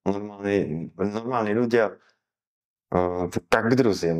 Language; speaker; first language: Russian; non-native, learner; Slovak